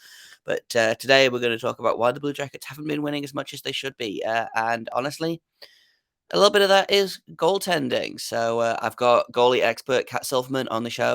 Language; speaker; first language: English; native; English